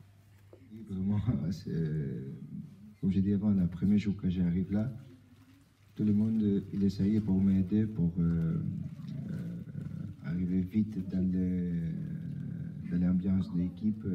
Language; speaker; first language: French; non-native, learner; Albanian